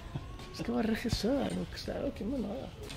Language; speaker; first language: Swedish; early bilingual, other home language; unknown